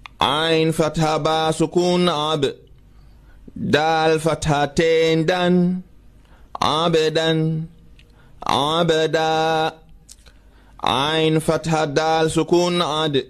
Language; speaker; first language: Arabic; non-native, fluent; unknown